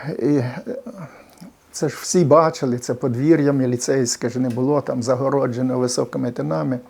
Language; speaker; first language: Ukrainian; native; Ukrainian